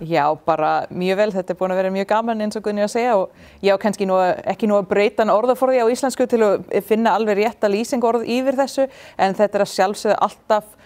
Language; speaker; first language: Icelandic; non-native, fluent; English